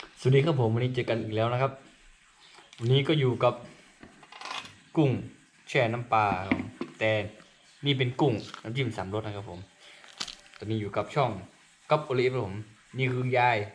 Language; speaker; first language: Thai; native; Thai